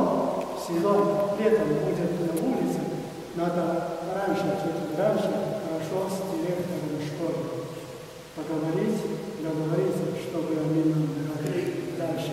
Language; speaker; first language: Russian; non-native, fluent; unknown